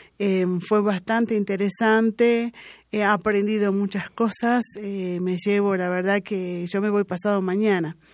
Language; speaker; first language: Spanish; non-native, local second language; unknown